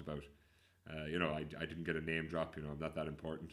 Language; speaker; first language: English; native; English